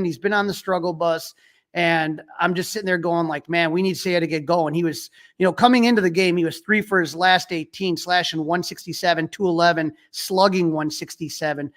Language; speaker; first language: English; native; English